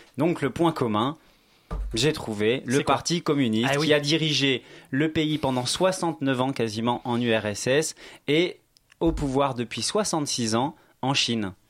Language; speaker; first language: French; native; French